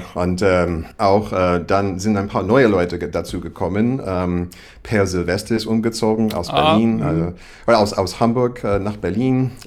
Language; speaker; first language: German; non-native, fluent; English